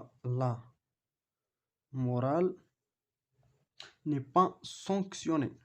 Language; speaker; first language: French; non-native, local second language; Arabic